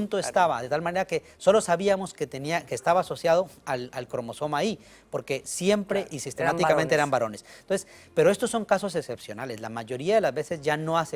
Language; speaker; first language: Spanish; native; Spanish